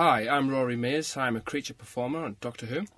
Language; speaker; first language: English; native; English